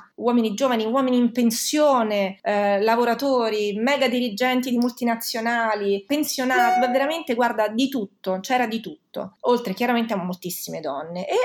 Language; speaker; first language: Italian; native; Italian